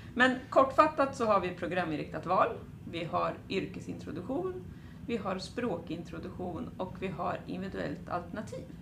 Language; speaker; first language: Swedish; native; Swedish